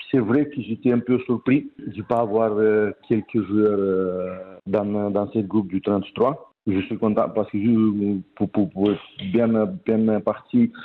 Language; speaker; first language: French; non-native, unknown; Romanian